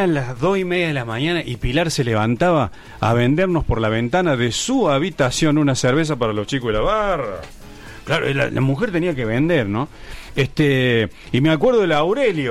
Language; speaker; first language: Spanish; native; Spanish